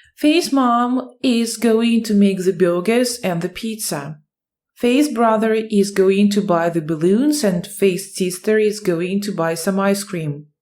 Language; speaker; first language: English; non-native, fluent; Ukrainian